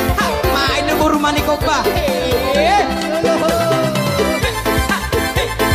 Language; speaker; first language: Indonesian; non-native, local second language; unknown